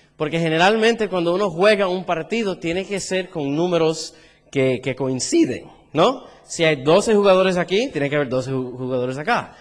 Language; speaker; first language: Spanish; early bilingual, heritage; Spanish